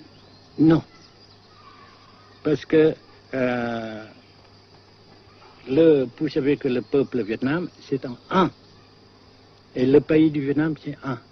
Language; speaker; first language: French; non-native, fluent; Vietnamese